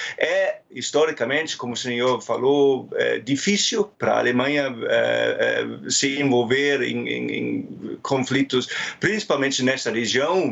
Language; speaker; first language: Portuguese; non-native, fluent; German